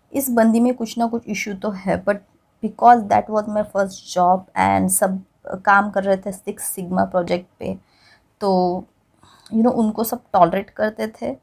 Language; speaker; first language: Hindi; non-native, local second language; Marathi